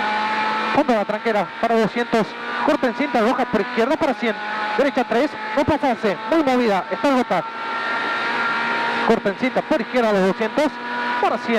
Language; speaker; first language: Spanish; native; Spanish